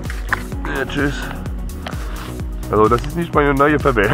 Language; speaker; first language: German; non-native, learner; French